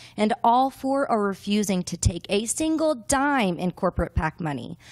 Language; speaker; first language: English; native; English